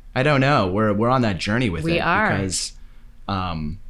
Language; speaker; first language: English; native; English